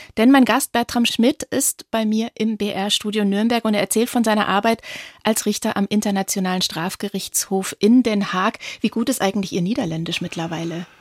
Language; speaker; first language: German; native; German